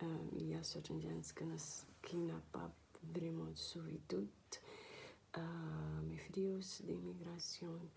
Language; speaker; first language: French; non-native, learner; Dutch